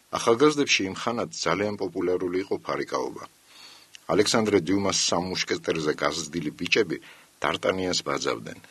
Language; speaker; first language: Georgian; native; Georgian